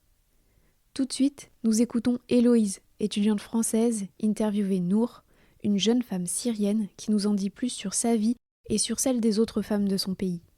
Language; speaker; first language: French; native; French